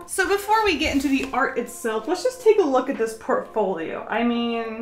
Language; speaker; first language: English; native; English